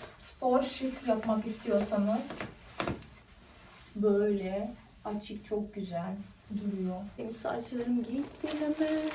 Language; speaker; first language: Turkish; non-native, fluent; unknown